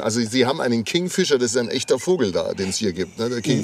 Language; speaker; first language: German; native; German